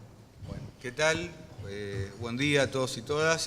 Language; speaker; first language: Spanish; native; Spanish